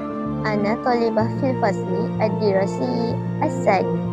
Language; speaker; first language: Arabic; non-native, learner; Malay